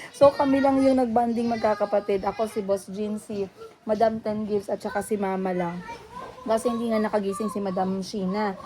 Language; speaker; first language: Filipino; non-native, local second language; Cebuano